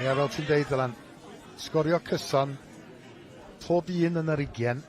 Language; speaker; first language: Welsh; native; Welsh